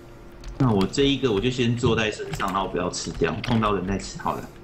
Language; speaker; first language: Chinese; native; Chinese